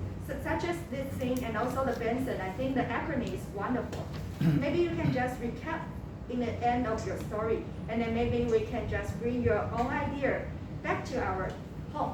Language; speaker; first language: English; non-native, local second language; Chinese